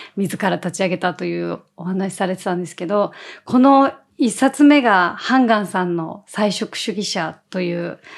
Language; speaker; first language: Japanese; native; Japanese